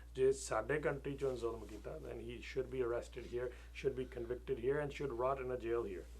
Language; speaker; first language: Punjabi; early bilingual, heritage; Punjabi